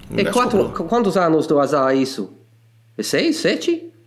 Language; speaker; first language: Portuguese; non-native, fluent; English